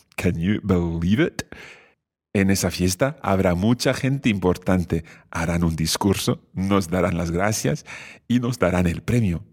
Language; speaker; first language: Spanish; non-native, fluent; English